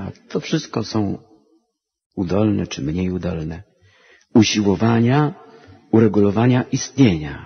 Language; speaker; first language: Polish; native; Polish